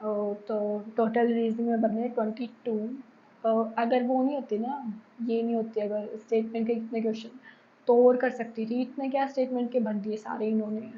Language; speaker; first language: Hindi; native; Hindi